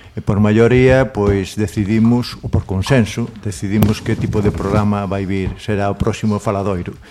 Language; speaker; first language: Galician; non-native, local second language; Spanish